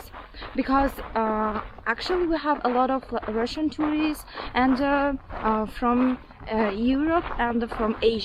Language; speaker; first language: English; non-native, learner; Kazakh